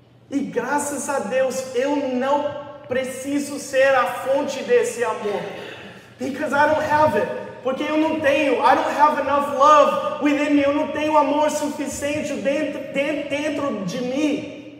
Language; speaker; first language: Portuguese; non-native, fluent; English